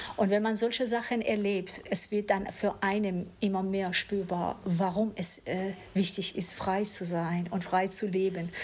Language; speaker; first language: German; non-native, fluent; Persian